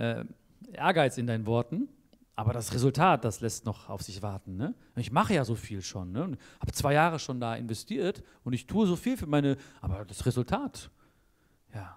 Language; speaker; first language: German; native; German